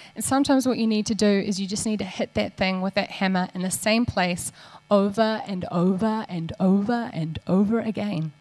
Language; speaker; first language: English; native; English